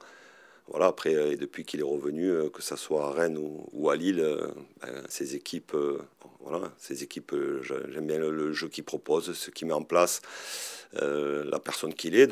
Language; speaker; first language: French; native; French